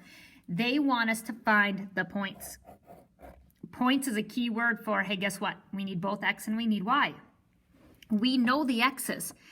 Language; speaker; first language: English; native; English